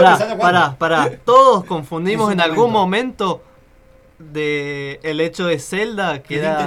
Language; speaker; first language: Spanish; native; Spanish